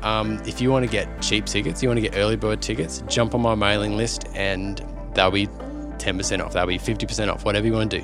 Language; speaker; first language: English; native; English